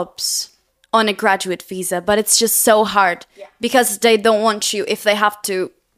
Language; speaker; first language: English; non-native, fluent; Portuguese